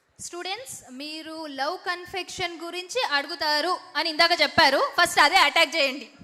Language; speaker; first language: Telugu; native; Telugu